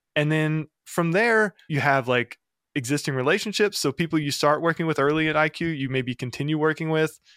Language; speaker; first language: English; native; English